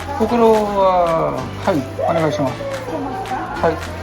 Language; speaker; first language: Japanese; non-native, learner; Hindi